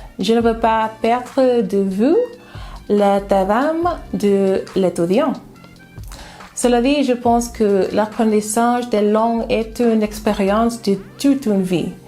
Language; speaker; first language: French; non-native, learner; English